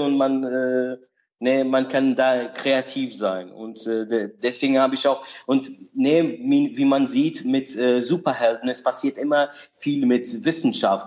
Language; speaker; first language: German; non-native, learner; Portuguese